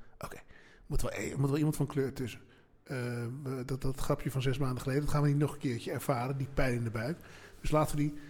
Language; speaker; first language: Dutch; native; Dutch